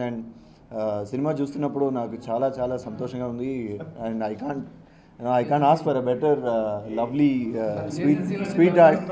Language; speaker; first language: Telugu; non-native, learner; Tamil